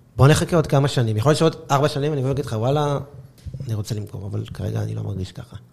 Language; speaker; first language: Hebrew; native; Hebrew